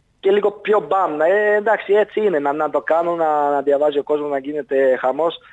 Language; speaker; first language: Greek; non-native, fluent; Serbian